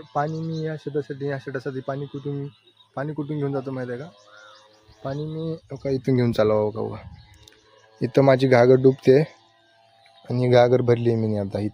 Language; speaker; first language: Marathi; non-native, local second language; Lambadi